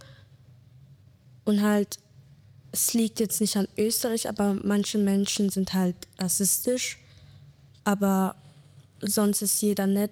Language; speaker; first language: German; early bilingual, other home language; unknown